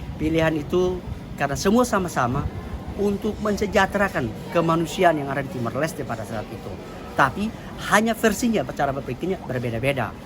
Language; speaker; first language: Indonesian; non-native, local second language; Tetum